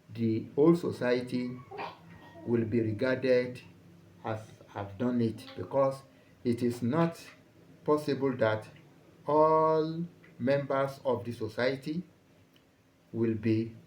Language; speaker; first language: English; non-native, local second language; Yoruba